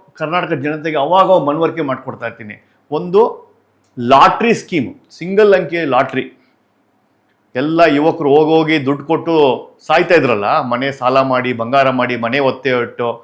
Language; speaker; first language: Kannada; native; Kannada